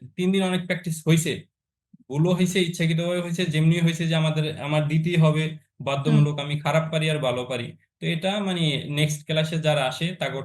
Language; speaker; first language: Bangla; native; Bangla